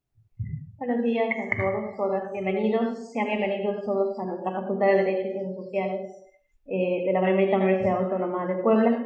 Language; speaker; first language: Spanish; native; Spanish